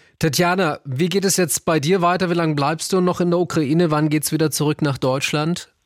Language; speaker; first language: German; native; German